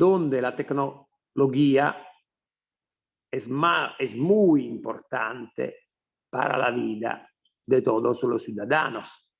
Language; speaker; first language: Spanish; non-native, fluent; Italian